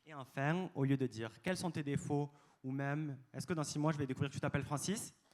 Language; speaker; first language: French; native; French